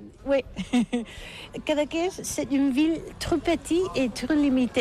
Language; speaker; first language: French; non-native, learner; Catalan